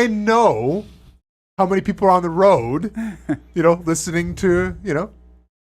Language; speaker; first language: English; native; English